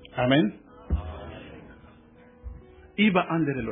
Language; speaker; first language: German; non-native, learner; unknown